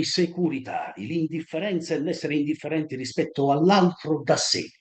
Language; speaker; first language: Italian; native; Italian